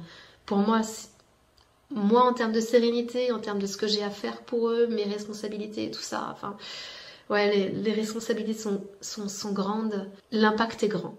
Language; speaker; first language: French; native; French